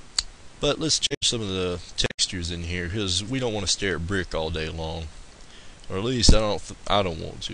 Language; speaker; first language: English; native; English